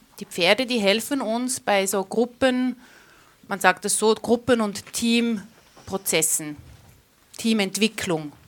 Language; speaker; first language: German; native; German